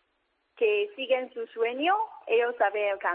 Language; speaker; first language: Spanish; non-native, learner; Cantonese